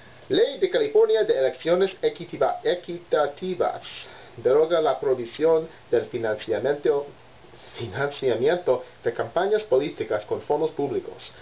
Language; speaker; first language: Spanish; non-native, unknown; English